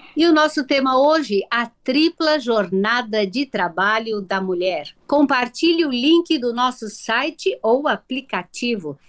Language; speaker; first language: Portuguese; native; Portuguese